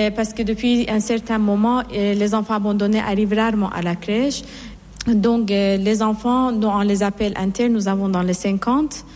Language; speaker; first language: French; non-native, fluent; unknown